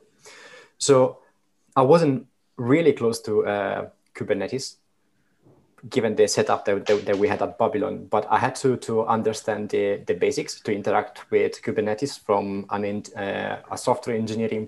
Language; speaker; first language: English; non-native, fluent; Italian